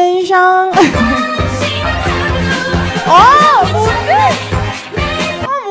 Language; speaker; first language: Chinese; non-native, learner; Korean